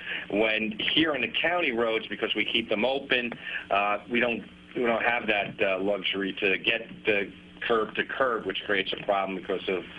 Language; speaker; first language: English; native; English